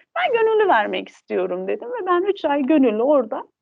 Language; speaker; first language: Turkish; non-native, local second language; Kurdish